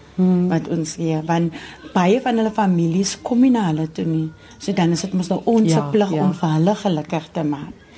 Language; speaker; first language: Afrikaans; native; Afrikaans